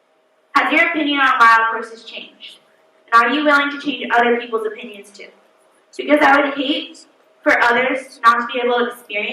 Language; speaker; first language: English; native; English